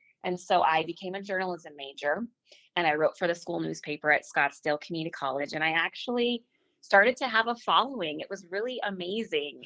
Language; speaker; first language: English; native; English